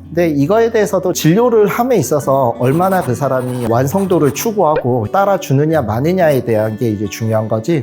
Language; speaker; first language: Korean; native; Korean